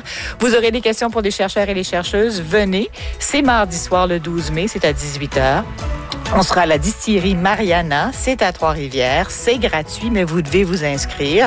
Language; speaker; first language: French; native; French